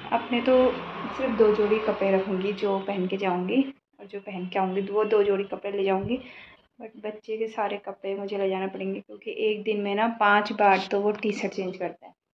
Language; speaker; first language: Hindi; native; Hindi